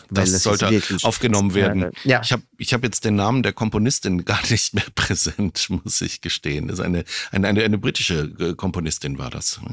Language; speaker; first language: German; native; German